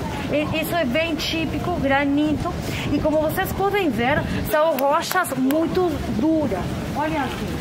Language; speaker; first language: Portuguese; non-native, fluent; Spanish